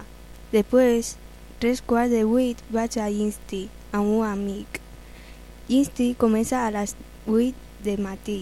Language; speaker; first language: Catalan; non-native, learner; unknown